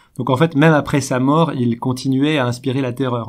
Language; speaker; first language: French; native; French